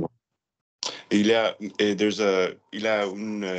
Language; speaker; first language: French; non-native, learner; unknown